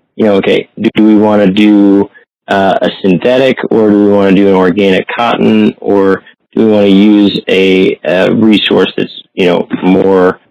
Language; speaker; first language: English; native; English